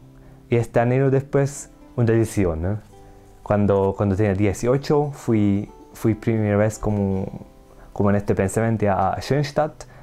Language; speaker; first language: Spanish; non-native, learner; Hungarian